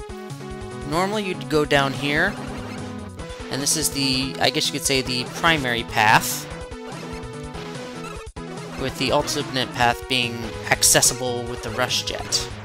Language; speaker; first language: English; native; English